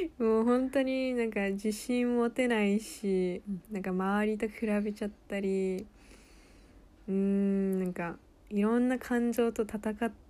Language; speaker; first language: Japanese; early bilingual, heritage; Japanese